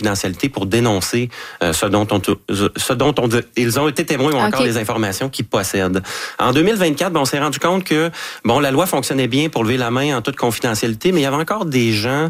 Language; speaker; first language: French; native; French